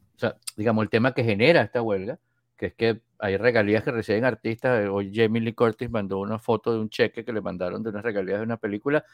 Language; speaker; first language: Spanish; native; Spanish